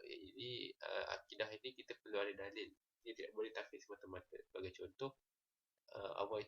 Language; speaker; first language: Malay; native; Malay